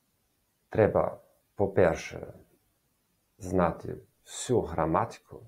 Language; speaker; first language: Ukrainian; non-native, learner; German